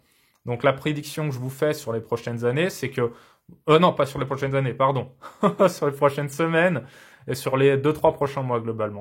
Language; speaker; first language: French; native; French